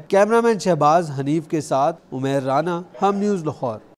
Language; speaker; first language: Urdu; native; Urdu